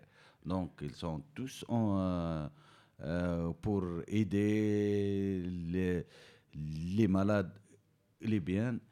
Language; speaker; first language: French; non-native, learner; Berber languages